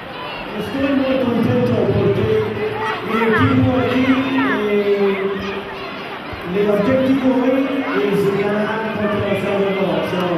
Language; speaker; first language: Spanish; non-native, learner; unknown